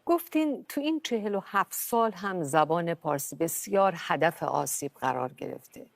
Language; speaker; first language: Persian; native; Persian